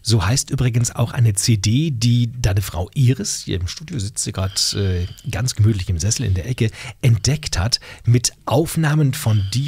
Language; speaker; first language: German; native; German